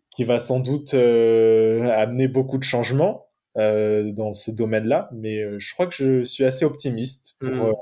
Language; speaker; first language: French; native; French